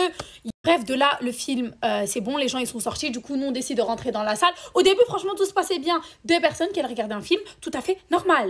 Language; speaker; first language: French; native; French